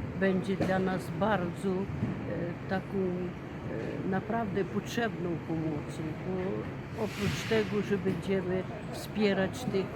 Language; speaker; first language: Polish; early bilingual, heritage; Polish